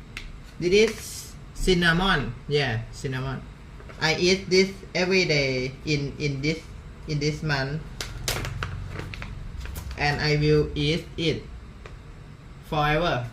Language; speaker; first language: English; non-native, learner; Thai